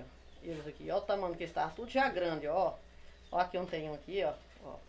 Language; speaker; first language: Portuguese; native; Portuguese